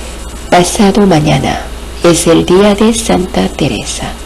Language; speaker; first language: Spanish; non-native, fluent; Korean